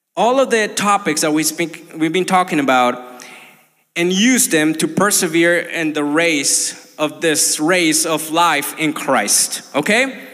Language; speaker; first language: English; non-native, fluent; Spanish